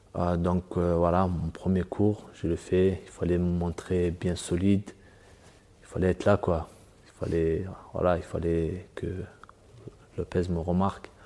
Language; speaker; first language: French; early bilingual, other home language; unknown